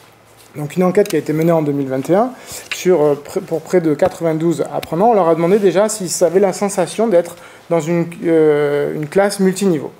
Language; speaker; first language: French; native; French